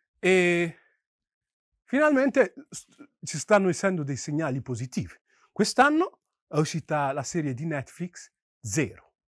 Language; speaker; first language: Italian; early bilingual, other home language; Yoruba